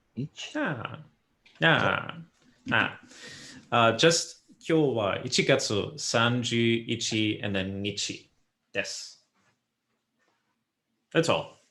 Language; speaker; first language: Japanese; non-native, fluent; English